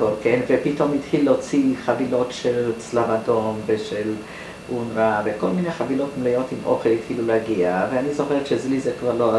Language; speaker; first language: Hebrew; non-native, fluent; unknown